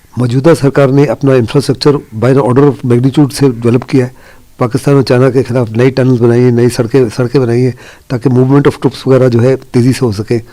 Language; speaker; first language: Hindi; native; Hindi